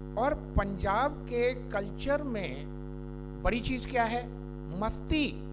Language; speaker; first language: Hindi; non-native, local second language; Punjabi